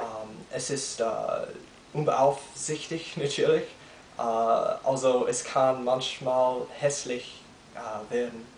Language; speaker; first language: German; non-native, learner; English